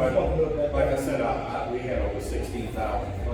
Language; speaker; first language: English; native; English